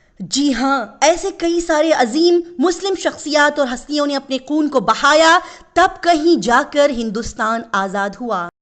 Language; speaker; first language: Urdu; native; Urdu